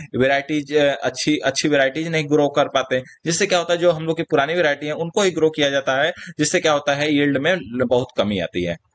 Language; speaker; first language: Hindi; native; Hindi